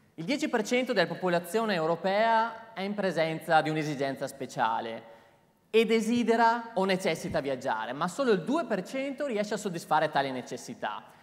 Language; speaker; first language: Italian; native; Italian